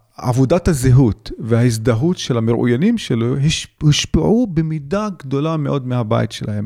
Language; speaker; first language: Hebrew; non-native, local second language; Arabic